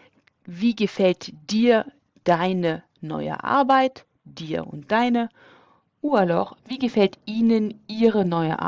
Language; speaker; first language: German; non-native, fluent; French